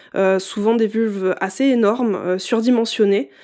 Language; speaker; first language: French; native; French